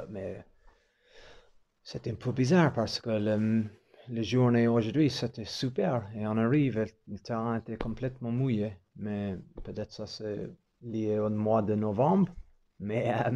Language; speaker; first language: French; non-native, fluent; English